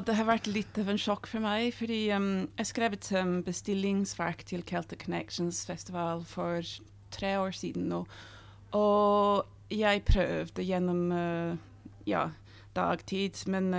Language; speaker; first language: Norwegian; non-native, fluent; English